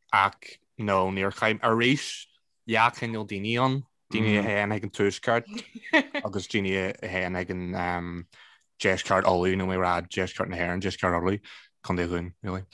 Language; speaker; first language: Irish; non-native, local second language; English